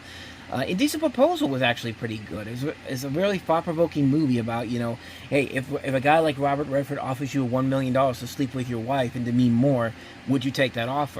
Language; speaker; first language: English; native; English